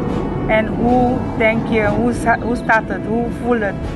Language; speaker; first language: Dutch; non-native, local second language; Papiamento